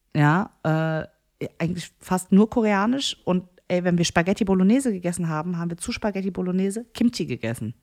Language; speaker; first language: German; early bilingual, other home language; Korean